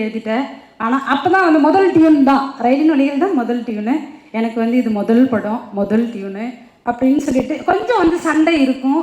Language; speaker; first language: Tamil; native; Tamil